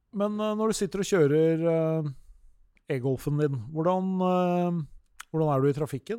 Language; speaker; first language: Norwegian; native; Norwegian